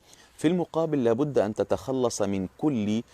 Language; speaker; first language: Arabic; native; Arabic